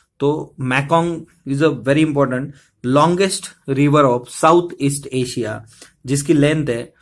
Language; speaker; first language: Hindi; non-native, local second language; Marathi